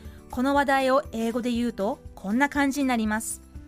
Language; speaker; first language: Japanese; native; Japanese